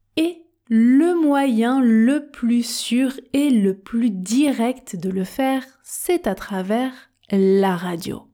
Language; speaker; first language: French; native; French